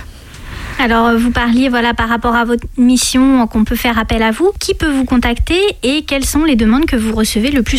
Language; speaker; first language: French; native; French